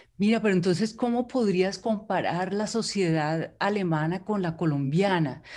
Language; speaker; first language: Spanish; native; Spanish